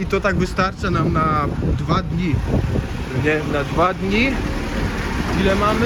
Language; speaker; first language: Polish; native; Polish